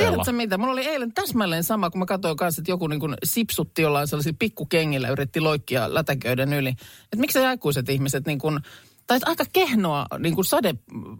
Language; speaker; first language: Finnish; native; Finnish